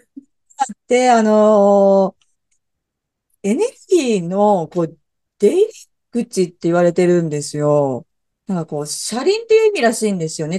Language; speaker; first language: Japanese; native; Japanese